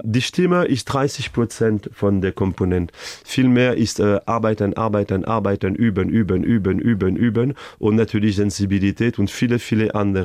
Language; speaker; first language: German; non-native, fluent; French